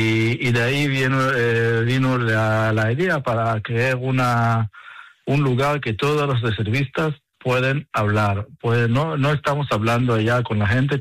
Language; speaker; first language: Spanish; non-native, fluent; Hebrew